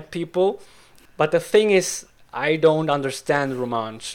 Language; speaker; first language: English; non-native, fluent; Swiss German